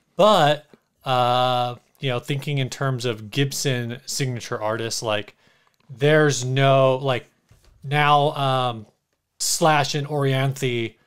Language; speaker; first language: English; native; English